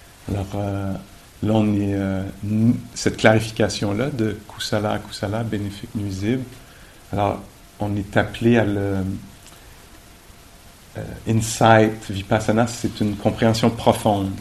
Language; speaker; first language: French; native; French